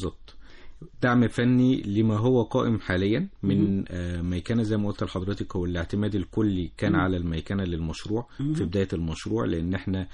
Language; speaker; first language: Arabic; native; Arabic